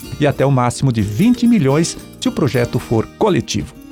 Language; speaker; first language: Portuguese; native; Portuguese